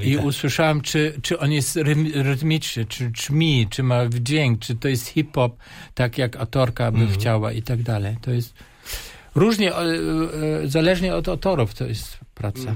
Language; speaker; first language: Polish; non-native, fluent; German